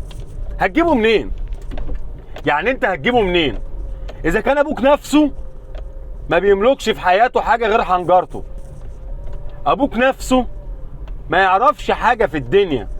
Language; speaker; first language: Arabic; native; Arabic